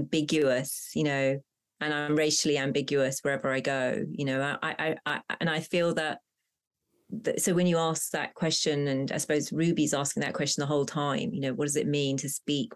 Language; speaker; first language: English; non-native, local second language; Punjabi